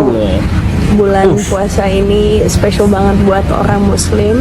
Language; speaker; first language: Indonesian; non-native, fluent; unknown